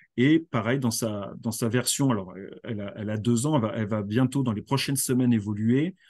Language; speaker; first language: French; native; French